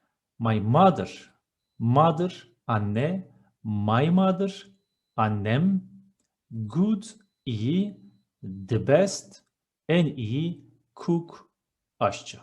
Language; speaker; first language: English; non-native, fluent; Turkish